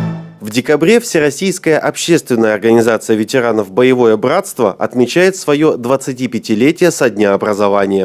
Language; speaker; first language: Russian; native; Russian